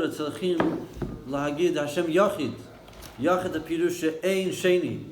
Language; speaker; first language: Hebrew; non-native, fluent; English